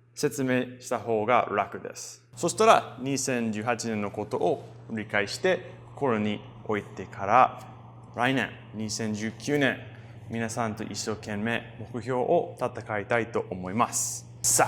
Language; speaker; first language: Japanese; non-native, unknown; English